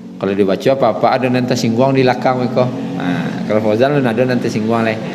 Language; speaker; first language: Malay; non-native, local second language; Minangkabau